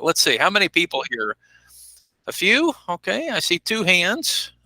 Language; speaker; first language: English; native; English